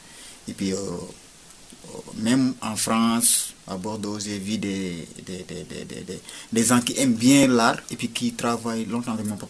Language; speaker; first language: French; non-native, local second language; Wolof